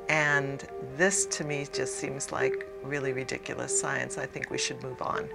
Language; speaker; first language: English; native; English